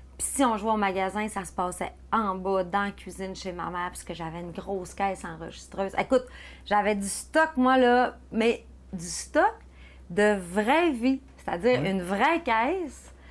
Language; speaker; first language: French; native; French